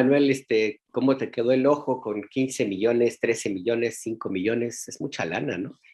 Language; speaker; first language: Spanish; native; Spanish